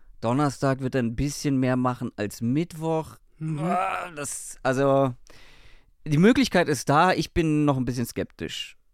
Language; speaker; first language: German; native; German